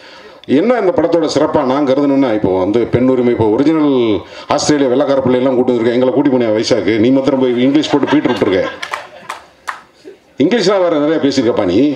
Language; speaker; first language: Tamil; native; Tamil